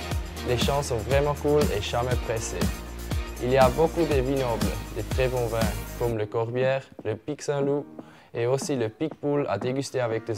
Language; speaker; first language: French; non-native, learner; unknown